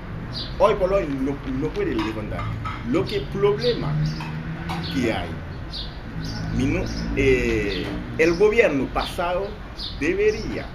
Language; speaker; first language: Spanish; non-native, fluent; Haitian Creole